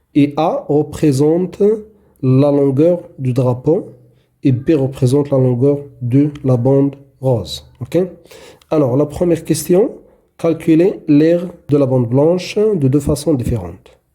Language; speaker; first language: French; non-native, local second language; Arabic